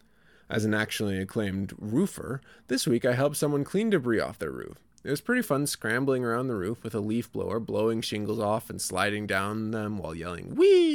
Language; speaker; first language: English; native; English